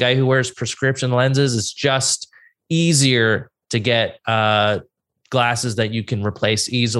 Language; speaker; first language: English; native; English